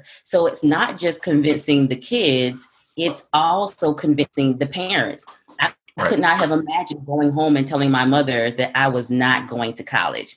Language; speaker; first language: English; native; English